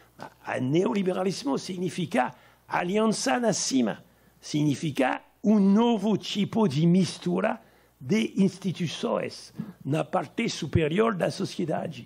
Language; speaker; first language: Portuguese; non-native, learner; French